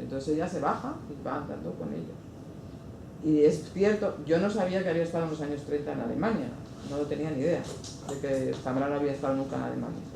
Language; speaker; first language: Spanish; native; Spanish